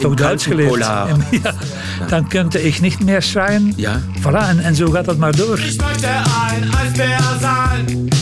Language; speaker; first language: Dutch; native; Dutch